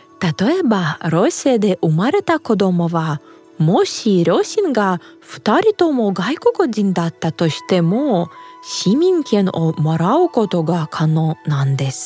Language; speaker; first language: Japanese; non-native, fluent; Russian